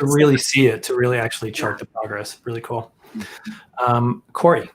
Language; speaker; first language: English; native; English